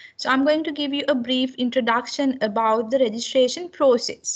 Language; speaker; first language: English; non-native, local second language; Sinhala